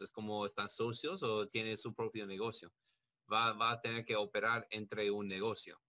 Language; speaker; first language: Spanish; non-native, learner; English